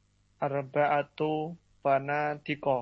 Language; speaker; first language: Arabic; non-native, learner; Indonesian